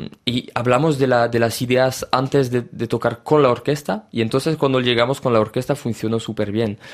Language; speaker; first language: Spanish; early bilingual, heritage; French